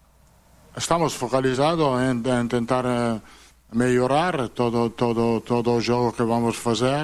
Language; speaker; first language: Portuguese; non-native, fluent; Italian